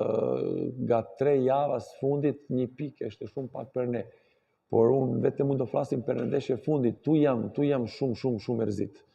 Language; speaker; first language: Albanian; non-native, learner; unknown